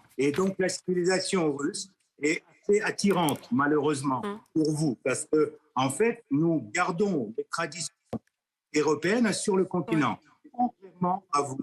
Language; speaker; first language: French; non-native, fluent; Russian